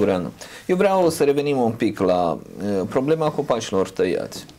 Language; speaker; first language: Romanian; native; Romanian